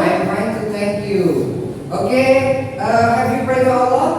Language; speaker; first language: English; non-native, fluent; Indonesian